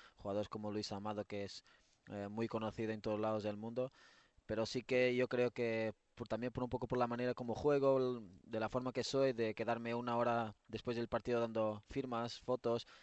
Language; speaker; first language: Spanish; non-native, fluent; Portuguese